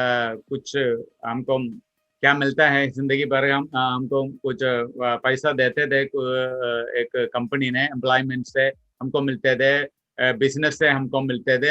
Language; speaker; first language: Hindi; non-native, local second language; Malayalam